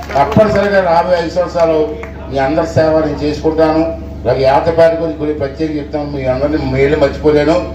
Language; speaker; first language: Telugu; native; Telugu